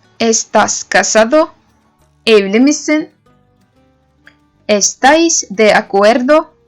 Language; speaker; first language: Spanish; non-native, learner; Turkish